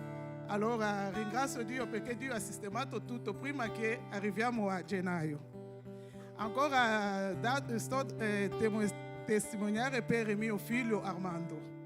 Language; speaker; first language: Italian; non-native, fluent; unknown